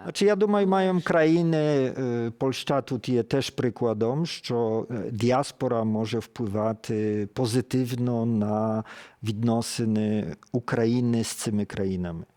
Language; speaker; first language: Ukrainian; early bilingual, heritage; Ukrainian